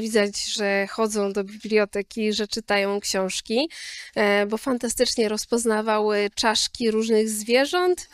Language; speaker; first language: Polish; native; Polish